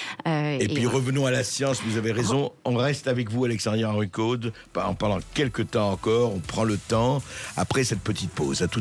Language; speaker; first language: French; native; French